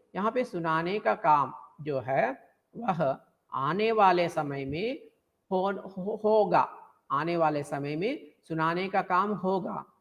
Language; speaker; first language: Hindi; non-native, local second language; Telugu